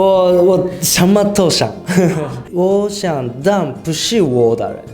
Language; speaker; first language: Chinese; non-native, learner; Japanese